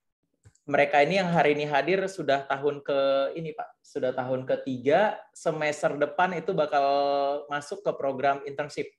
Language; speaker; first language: Indonesian; native; Indonesian